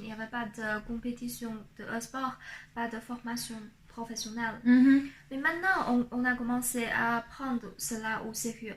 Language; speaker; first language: French; non-native, fluent; Chinese